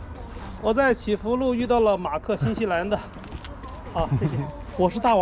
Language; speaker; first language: Chinese; native; Chinese